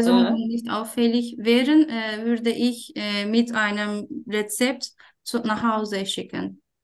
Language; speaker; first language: German; non-native, fluent; Turkish